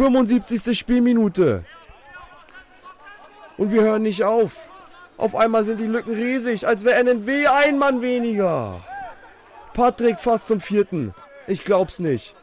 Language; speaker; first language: German; native; German